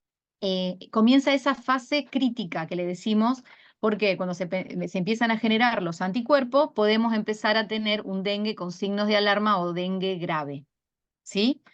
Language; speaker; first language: Spanish; native; Spanish